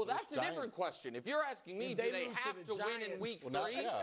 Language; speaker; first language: English; native; English